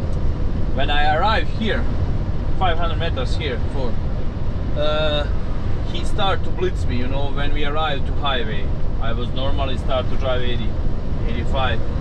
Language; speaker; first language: English; non-native, learner; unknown